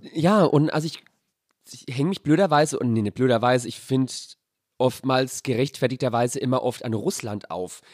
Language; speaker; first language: German; native; German